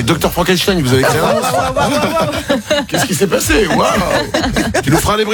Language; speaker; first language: French; native; French